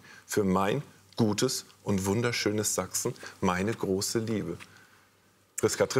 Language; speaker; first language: German; native; German